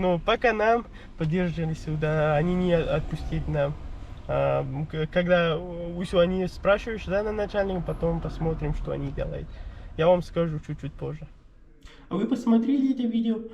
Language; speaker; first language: Russian; non-native, learner; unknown